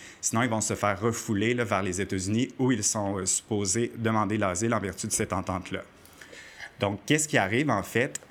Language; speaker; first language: French; native; French